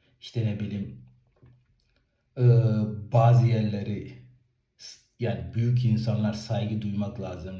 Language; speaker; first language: Turkish; non-native, fluent; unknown